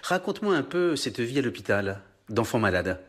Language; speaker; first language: French; native; French